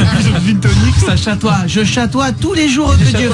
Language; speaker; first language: French; native; French